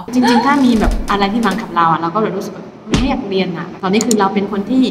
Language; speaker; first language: Thai; non-native, fluent; Chinese